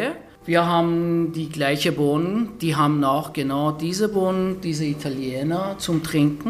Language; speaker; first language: German; non-native, fluent; Persian